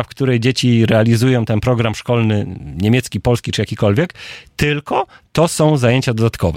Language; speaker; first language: Polish; native; Polish